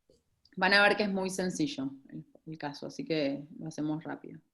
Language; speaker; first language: Spanish; native; Spanish